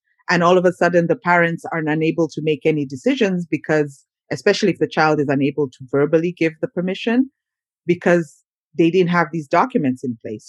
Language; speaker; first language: English; non-native, local second language; Ganda